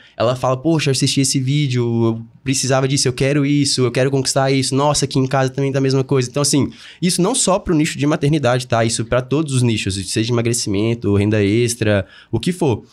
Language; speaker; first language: Portuguese; native; Portuguese